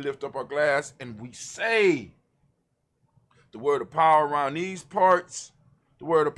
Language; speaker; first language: English; native; English